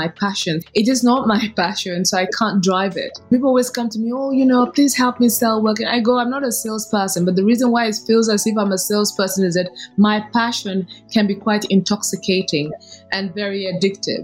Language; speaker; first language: English; non-native, local second language; Igbo